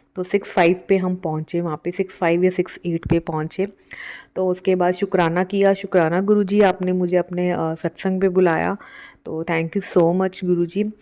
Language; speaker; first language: Hindi; native; Hindi